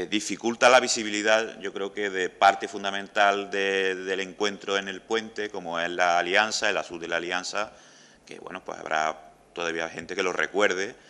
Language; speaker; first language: Spanish; native; Spanish